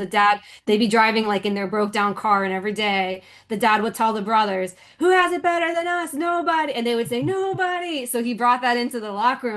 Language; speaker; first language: English; native; English